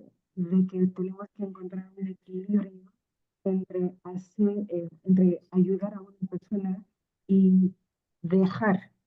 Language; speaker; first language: Spanish; non-native, fluent; Akan